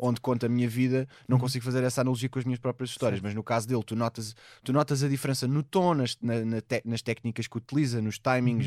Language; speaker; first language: Portuguese; native; Portuguese